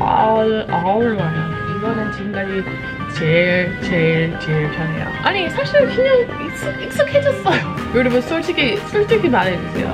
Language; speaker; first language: Korean; non-native, fluent; English